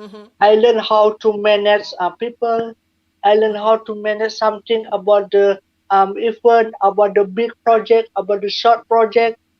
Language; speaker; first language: English; non-native, learner; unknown